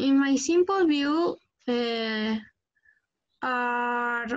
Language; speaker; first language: English; non-native, learner; Spanish